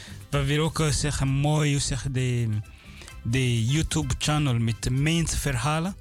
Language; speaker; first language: Dutch; non-native, learner; Swahili